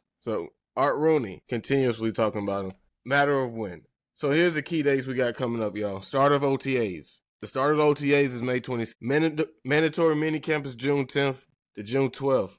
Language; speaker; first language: English; native; English